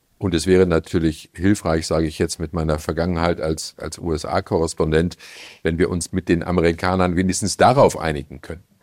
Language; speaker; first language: German; native; German